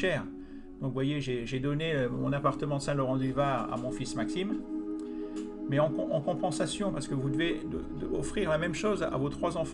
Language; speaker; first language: French; native; French